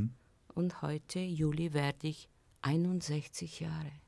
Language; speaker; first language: German; non-native, fluent; Bulgarian